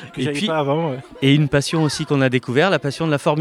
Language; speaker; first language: French; native; French